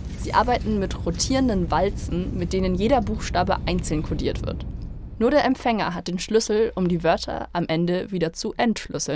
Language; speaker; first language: German; native; German